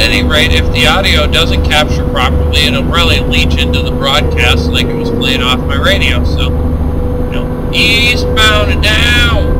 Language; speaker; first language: English; native; English